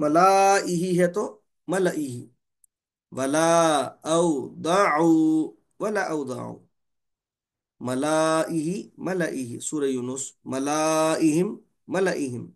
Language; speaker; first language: Urdu; native; Urdu